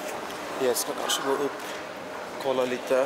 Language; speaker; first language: Swedish; early bilingual, other home language; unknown